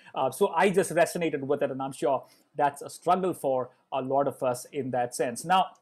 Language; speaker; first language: English; non-native, local second language; Malayalam